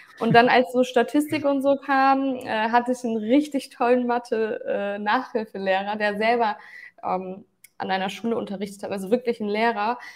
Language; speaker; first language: German; early bilingual, other home language; Turkish